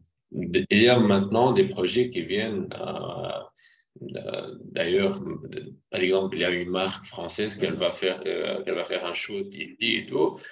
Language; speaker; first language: French; non-native, fluent; Arabic